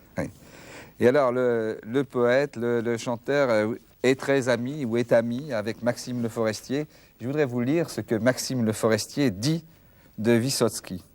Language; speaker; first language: French; native; French